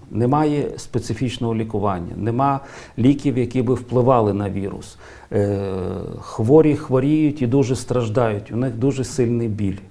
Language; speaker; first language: Ukrainian; native; Ukrainian